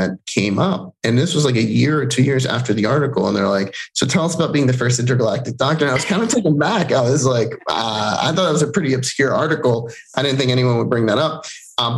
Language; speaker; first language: English; non-native, fluent; Spanish